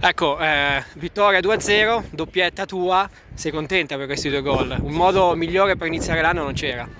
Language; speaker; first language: Italian; native; Italian